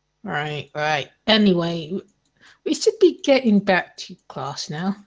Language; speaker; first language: English; native; English